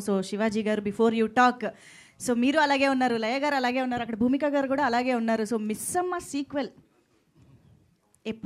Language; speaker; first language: Telugu; native; Telugu